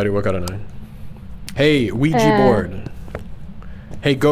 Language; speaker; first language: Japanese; non-native, learner; English